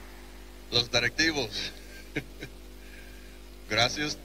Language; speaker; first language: Spanish; non-native, learner; English